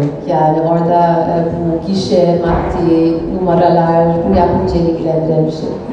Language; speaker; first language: Turkish; non-native, fluent; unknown